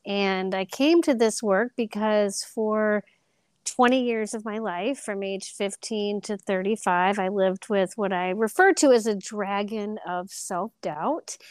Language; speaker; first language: English; native; English